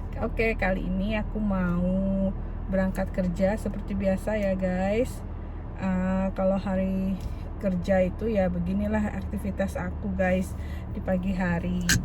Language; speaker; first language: Indonesian; native; Indonesian